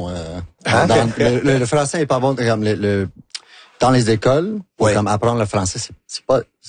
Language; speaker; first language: French; non-native, local second language; English